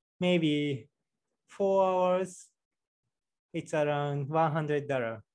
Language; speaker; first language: English; non-native, learner; Japanese